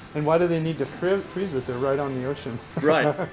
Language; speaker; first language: English; native; English